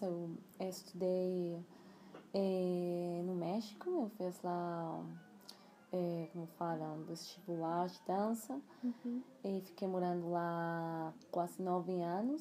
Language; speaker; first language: Portuguese; non-native, fluent; Spanish